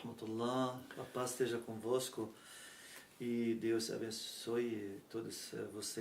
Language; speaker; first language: Portuguese; non-native, learner; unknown